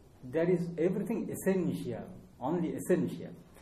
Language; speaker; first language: English; non-native, local second language; Bangla